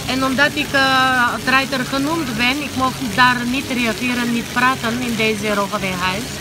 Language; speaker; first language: Dutch; non-native, learner; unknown